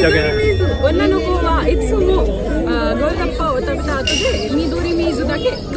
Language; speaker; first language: Japanese; non-native, learner; Hindi